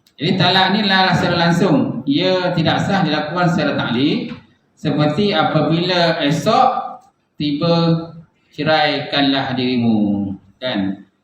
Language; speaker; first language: Malay; native; Malay